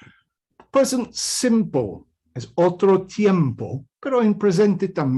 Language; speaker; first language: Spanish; non-native, fluent; English